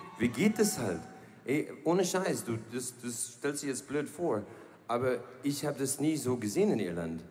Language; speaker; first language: German; non-native, fluent; English